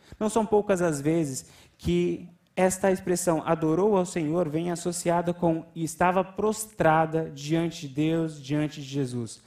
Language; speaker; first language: Portuguese; native; Portuguese